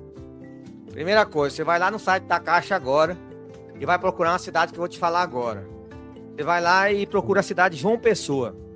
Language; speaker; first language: Portuguese; native; Portuguese